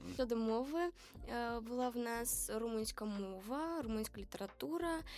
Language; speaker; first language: Ukrainian; non-native, local second language; Romanian